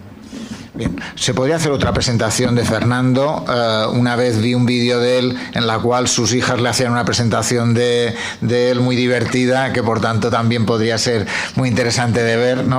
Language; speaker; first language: Spanish; native; Spanish